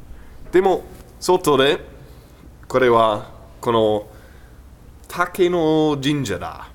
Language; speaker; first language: Japanese; non-native, learner; English